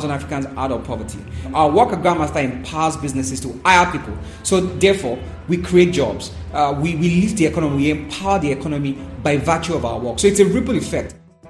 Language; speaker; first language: English; non-native, local second language; Yoruba